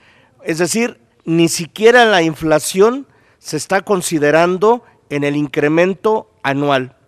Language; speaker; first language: Spanish; native; Spanish